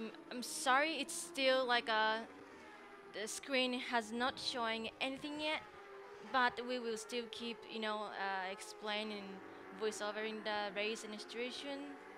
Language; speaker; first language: English; non-native, fluent; Japanese